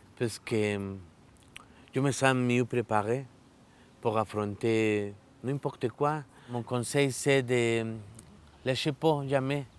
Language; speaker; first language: French; non-native, learner; Spanish